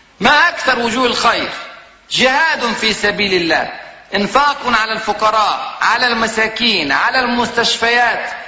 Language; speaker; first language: Arabic; native; Arabic